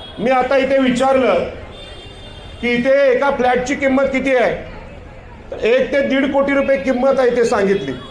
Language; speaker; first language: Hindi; non-native, local second language; Marathi